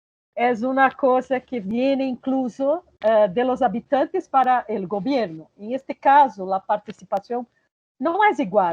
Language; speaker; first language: Spanish; non-native, fluent; Portuguese